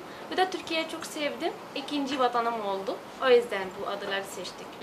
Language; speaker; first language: Turkish; early bilingual, other home language; Arabic